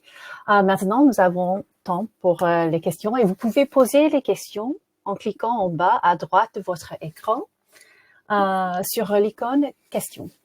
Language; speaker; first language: French; non-native, fluent; English